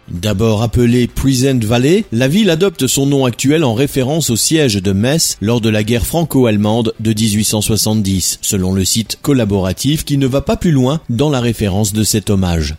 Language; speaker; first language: French; native; French